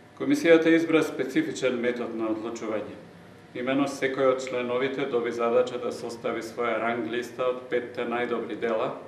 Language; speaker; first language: Macedonian; native; Macedonian